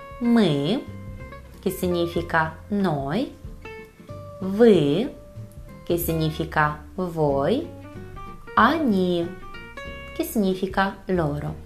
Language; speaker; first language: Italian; non-native, fluent; Russian